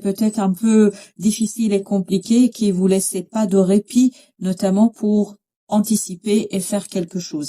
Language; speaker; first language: French; native; French